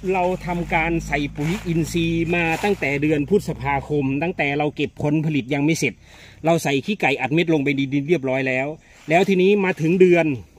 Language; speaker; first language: Thai; native; Thai